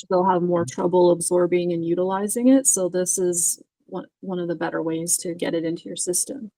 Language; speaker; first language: English; native; English